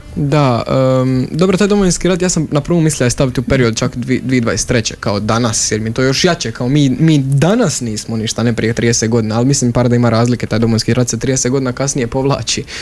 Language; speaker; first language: Croatian; native; Croatian